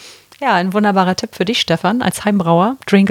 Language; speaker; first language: German; native; German